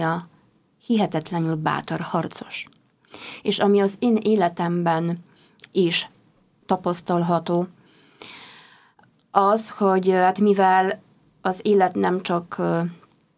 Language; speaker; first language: Hungarian; non-native, fluent; Polish